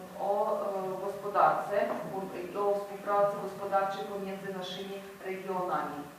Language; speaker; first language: Polish; non-native, fluent; Ukrainian